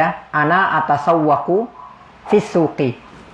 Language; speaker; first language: Arabic; non-native, fluent; Indonesian